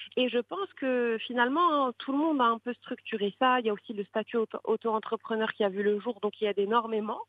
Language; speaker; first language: French; non-native, local second language; Arabic